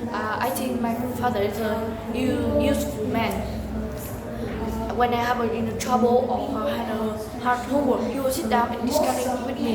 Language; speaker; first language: English; non-native, learner; Vietnamese